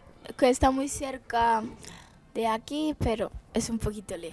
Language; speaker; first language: Spanish; early bilingual, other home language; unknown